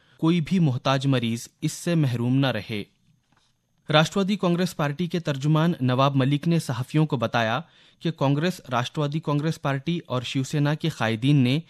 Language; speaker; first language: Urdu; native; Urdu